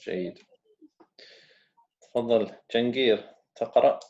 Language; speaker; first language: Arabic; non-native, fluent; English